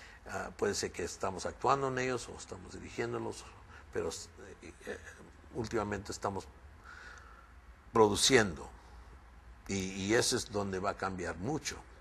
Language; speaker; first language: Spanish; early bilingual, other home language; English